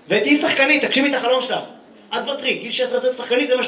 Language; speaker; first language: Hebrew; native; Hebrew